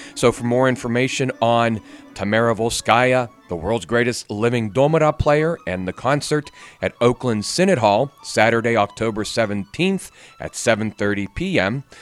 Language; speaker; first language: English; native; English